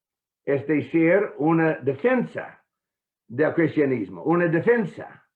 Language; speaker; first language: Spanish; non-native, fluent; English